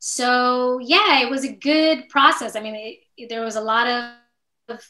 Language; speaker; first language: English; native; English